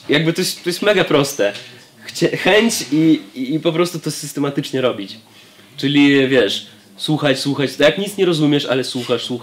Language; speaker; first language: Polish; non-native, fluent; Russian